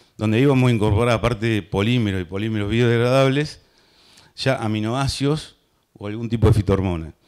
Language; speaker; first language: Spanish; native; Spanish